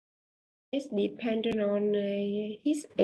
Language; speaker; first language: English; non-native, learner; Vietnamese